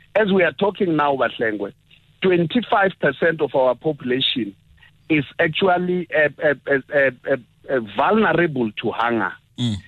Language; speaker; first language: English; non-native, local second language; Tsonga